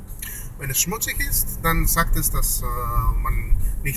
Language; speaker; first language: German; non-native, learner; Greek